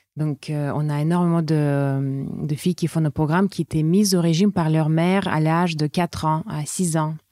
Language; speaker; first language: French; non-native, fluent; Russian